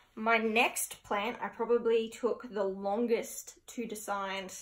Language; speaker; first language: English; native; English